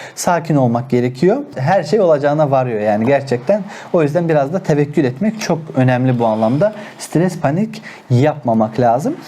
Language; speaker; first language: Turkish; non-native, local second language; Azerbaijani